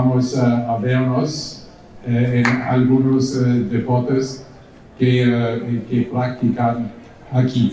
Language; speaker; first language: Spanish; non-native, learner; German